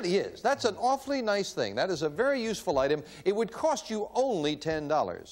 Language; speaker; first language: English; native; English